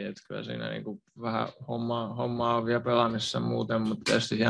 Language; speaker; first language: Finnish; native; Finnish